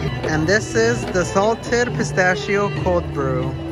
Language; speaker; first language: English; native; English